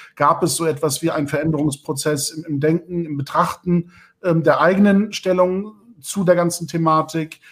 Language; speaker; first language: German; native; German